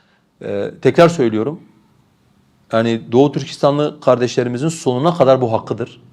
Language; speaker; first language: Turkish; non-native, local second language; Kurdish